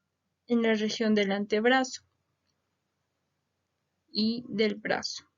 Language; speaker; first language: Spanish; native; Spanish